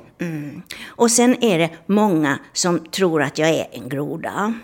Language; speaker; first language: Swedish; native; Swedish